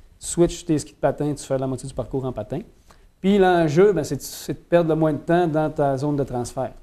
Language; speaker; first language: French; native; French